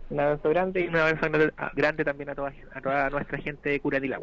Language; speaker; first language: Spanish; native; Spanish